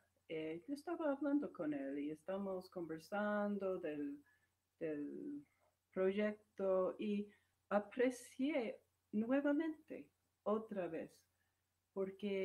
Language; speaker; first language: Spanish; non-native, fluent; English